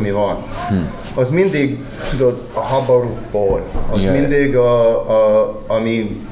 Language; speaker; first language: Hungarian; non-native, learner; English